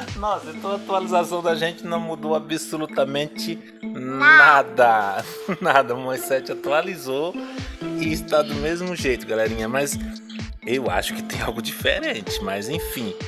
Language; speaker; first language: Portuguese; native; Portuguese